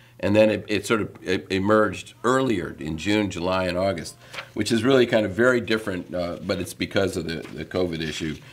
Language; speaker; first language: English; native; English